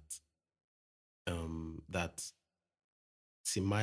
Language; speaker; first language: English; non-native, local second language; Yoruba